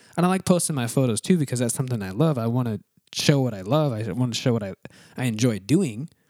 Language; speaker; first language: English; native; English